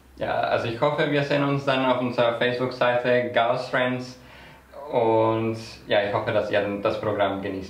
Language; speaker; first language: German; non-native, fluent; Portuguese